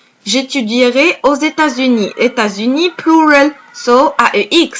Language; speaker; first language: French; non-native, fluent; Arabic